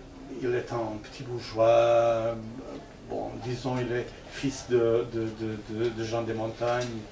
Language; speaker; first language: French; non-native, fluent; Portuguese